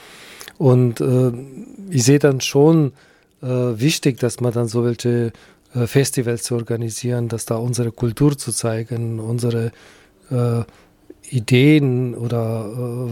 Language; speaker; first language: German; non-native, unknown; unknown